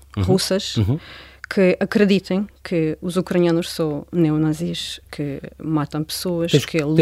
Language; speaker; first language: Portuguese; non-native, fluent; Ukrainian